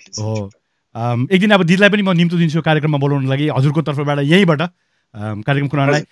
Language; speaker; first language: Nepali; native; Nepali